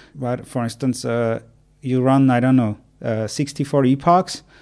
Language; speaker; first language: English; non-native, fluent; Armenian